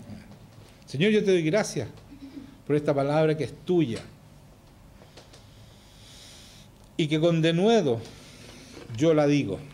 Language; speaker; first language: Spanish; native; Spanish